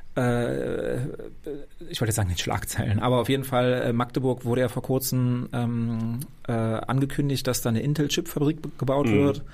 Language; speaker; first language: German; native; German